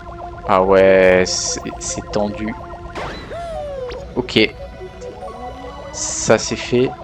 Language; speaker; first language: French; native; French